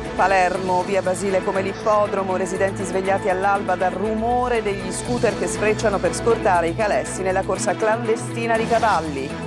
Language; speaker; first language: Italian; native; Italian